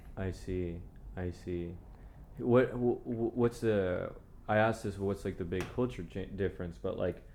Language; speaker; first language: English; early bilingual, other home language; Spanish